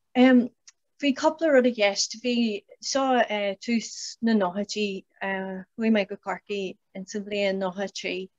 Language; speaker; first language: Irish; non-native, local second language; English